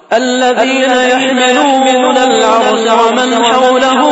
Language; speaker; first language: Arabic; native; Arabic